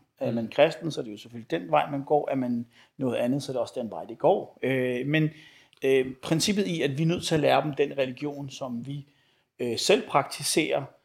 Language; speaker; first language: Danish; early bilingual, other home language; Arabic